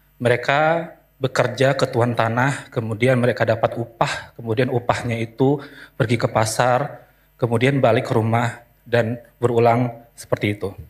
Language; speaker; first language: Indonesian; native; Indonesian